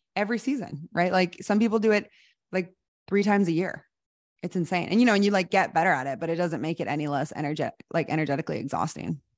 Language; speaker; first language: English; native; English